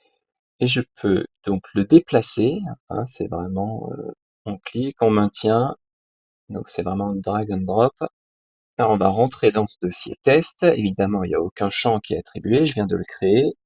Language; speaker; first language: French; native; French